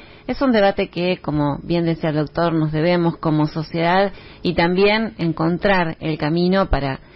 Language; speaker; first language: Spanish; native; Spanish